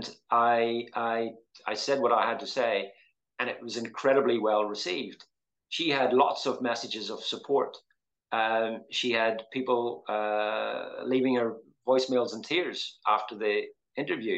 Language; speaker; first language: English; native; English